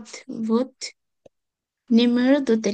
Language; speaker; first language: French; non-native, learner; Bangla